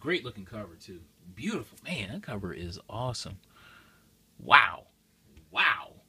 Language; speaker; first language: English; native; English